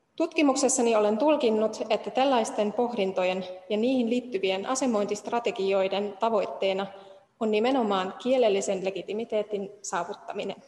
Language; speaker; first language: Finnish; non-native, fluent; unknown